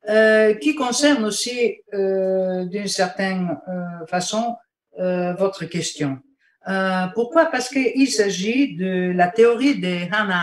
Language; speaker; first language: French; non-native, fluent; Bulgarian